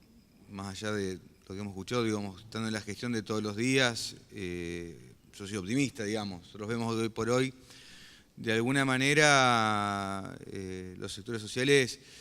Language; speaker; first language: Spanish; native; Spanish